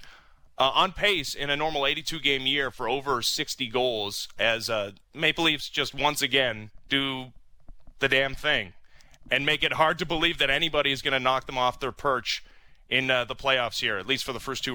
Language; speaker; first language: English; native; English